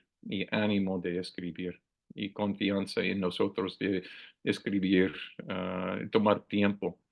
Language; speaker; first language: Spanish; non-native, learner; English